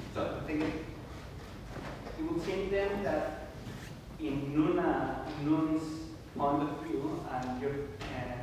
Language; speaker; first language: English; non-native, fluent; Italian